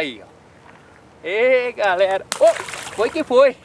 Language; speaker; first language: Portuguese; native; Portuguese